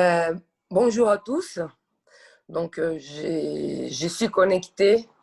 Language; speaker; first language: French; non-native, fluent; Portuguese